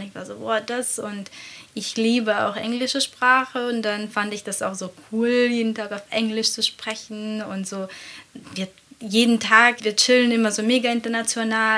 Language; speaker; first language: German; non-native, fluent; Latvian